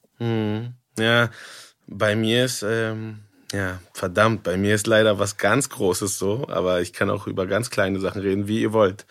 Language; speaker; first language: German; non-native, fluent; Spanish